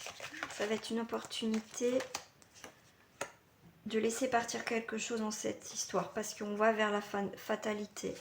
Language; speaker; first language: French; native; French